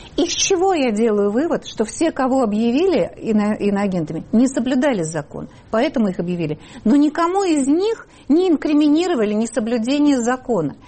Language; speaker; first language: Russian; native; Russian